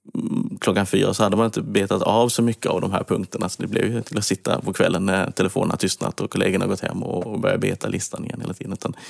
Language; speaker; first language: Swedish; native; Swedish